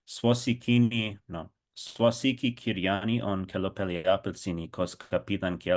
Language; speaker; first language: Finnish; non-native, learner; English